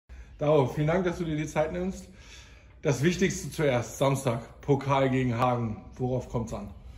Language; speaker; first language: German; native; German